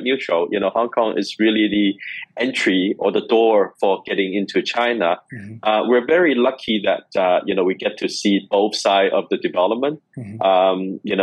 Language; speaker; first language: English; non-native, local second language; Cantonese